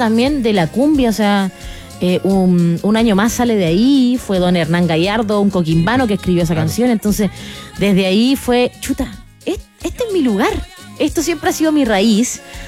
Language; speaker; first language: Spanish; native; Spanish